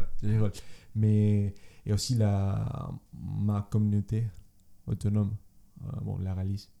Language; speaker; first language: French; non-native, fluent; Spanish